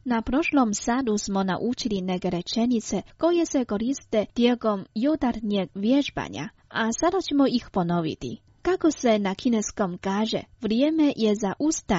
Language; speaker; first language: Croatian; non-native, fluent; Chinese